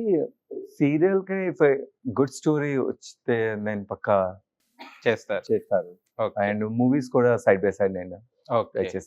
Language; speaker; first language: Telugu; non-native, local second language; Hindi